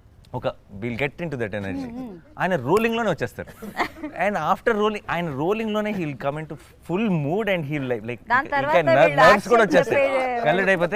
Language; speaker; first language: Telugu; native; Telugu